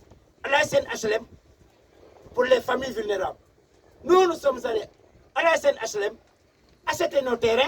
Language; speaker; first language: French; non-native, local second language; Wolof